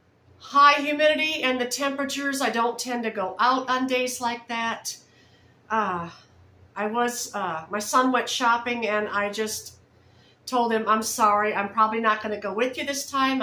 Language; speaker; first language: English; native; English